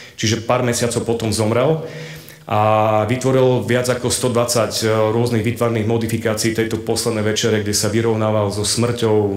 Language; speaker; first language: Slovak; native; Slovak